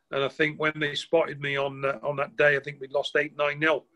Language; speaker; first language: English; native; English